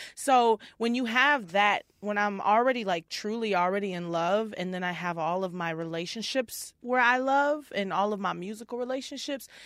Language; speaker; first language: English; native; English